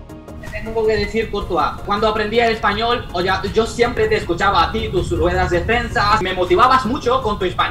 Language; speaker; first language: Spanish; non-native, fluent; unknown